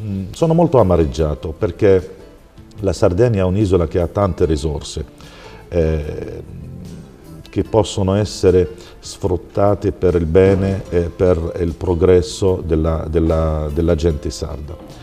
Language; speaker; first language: Italian; non-native, fluent; Arabic